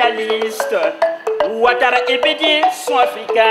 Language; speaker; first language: French; non-native, local second language; Kongo